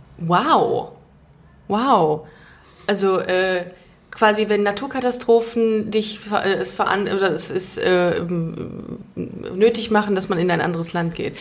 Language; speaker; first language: German; native; German